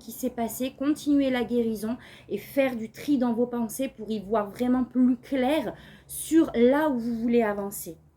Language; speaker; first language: French; native; French